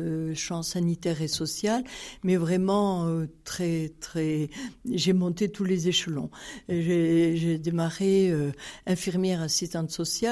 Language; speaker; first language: French; native; French